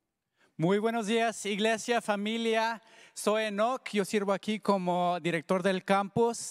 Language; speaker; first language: Spanish; early bilingual, heritage; Spanish